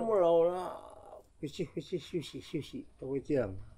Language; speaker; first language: Chinese; non-native, local second language; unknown